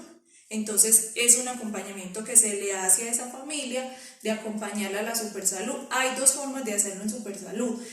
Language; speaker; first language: Spanish; native; Spanish